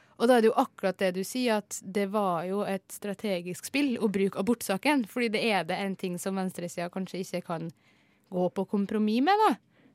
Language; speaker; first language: Norwegian; native; Norwegian